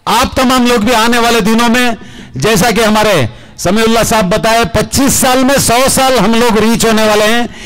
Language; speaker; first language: Hindi; non-native, local second language; Kannada